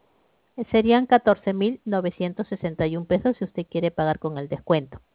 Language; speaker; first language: Spanish; native; Spanish